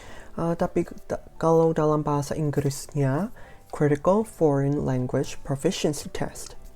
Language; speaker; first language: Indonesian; non-native, fluent; Korean